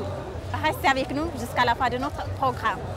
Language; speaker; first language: French; non-native, fluent; Amharic